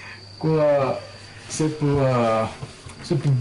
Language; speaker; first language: French; non-native, learner; Japanese